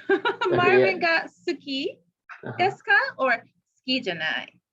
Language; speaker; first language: Japanese; non-native, fluent; English